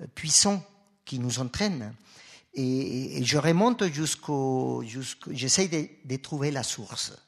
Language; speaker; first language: French; non-native, fluent; Spanish